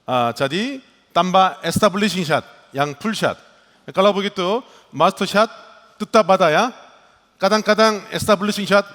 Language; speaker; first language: Indonesian; non-native, learner; Korean